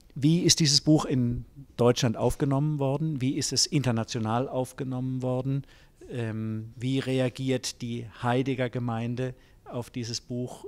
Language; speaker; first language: German; native; German